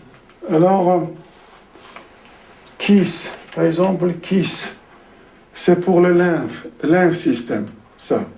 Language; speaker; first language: French; non-native, learner; Uzbek